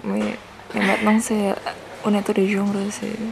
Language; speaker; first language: French; non-native, learner; Indonesian